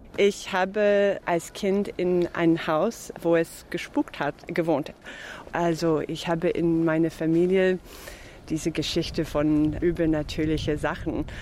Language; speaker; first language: German; non-native, fluent; English